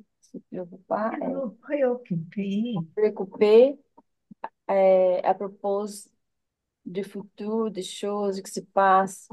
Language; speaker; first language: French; non-native, learner; Portuguese